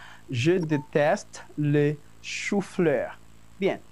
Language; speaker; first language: French; non-native, fluent; Spanish